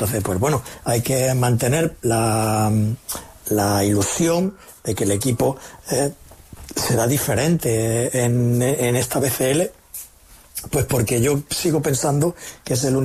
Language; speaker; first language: Spanish; native; Spanish